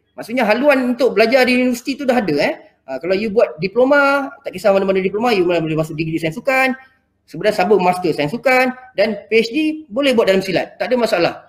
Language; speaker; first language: Malay; native; Malay